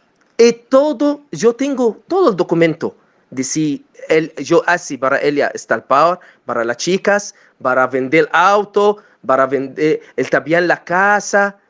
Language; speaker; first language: Spanish; non-native, learner; Arabic